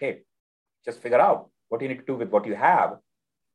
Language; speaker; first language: English; non-native, local second language; Hindi